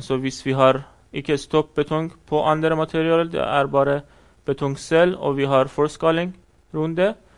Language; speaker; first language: Norwegian; non-native, learner; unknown